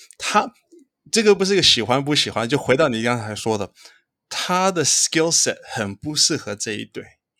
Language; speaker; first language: Chinese; early bilingual, heritage; Chinese